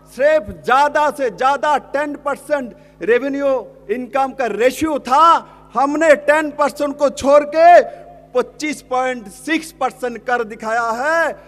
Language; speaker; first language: Hindi; non-native, local second language; Bangla